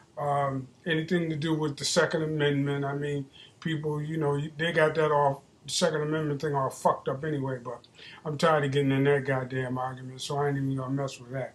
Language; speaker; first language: English; native; English